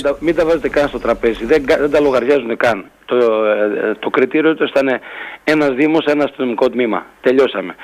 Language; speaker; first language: Greek; native; Greek